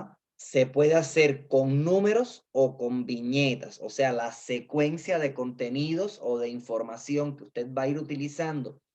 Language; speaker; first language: Spanish; native; Spanish